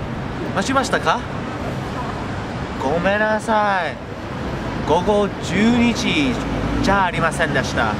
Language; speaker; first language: Japanese; non-native, learner; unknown